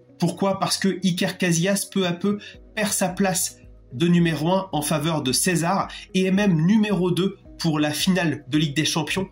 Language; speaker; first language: French; native; French